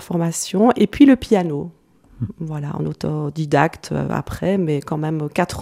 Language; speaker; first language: French; native; French